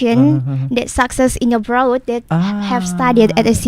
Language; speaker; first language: English; non-native, learner; Indonesian